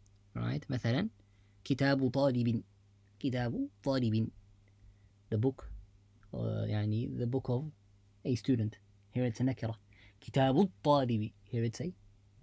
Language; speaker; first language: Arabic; non-native, fluent; English